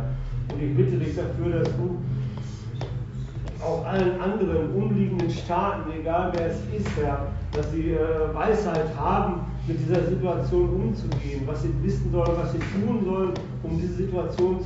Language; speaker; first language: German; native; German